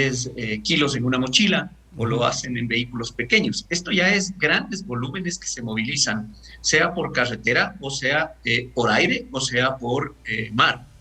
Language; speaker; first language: Spanish; native; Spanish